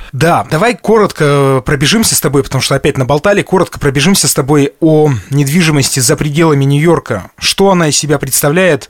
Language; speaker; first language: Russian; native; Russian